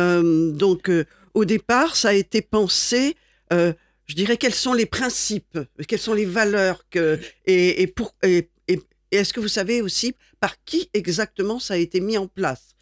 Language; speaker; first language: French; native; French